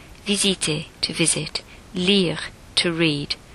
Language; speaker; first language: English; native; English